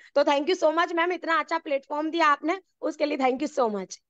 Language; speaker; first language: Hindi; non-native, local second language; Gujarati